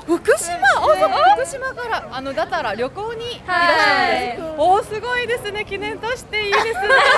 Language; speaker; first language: Japanese; non-native, learner; Korean